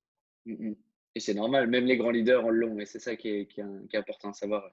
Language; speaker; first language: French; native; French